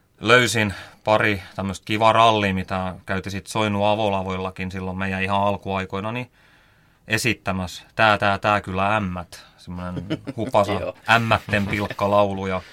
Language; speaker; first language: Finnish; native; Finnish